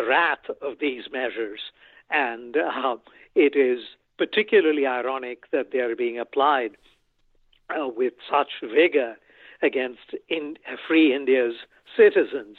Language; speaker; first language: English; non-native, local second language; Bangla